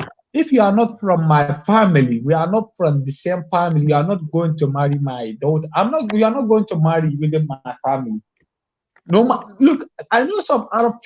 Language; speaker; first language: English; non-native, fluent; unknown